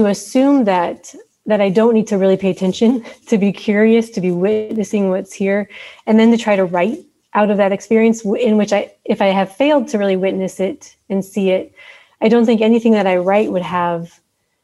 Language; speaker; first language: English; native; English